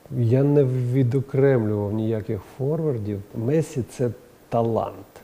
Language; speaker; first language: Ukrainian; non-native, local second language; Russian